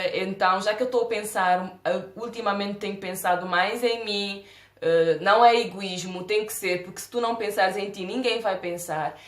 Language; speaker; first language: Portuguese; non-native, local second language; Kabuverdianu